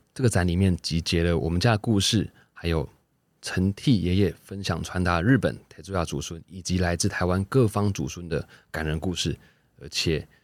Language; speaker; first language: Chinese; native; Chinese